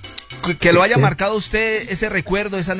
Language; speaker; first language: Spanish; native; Spanish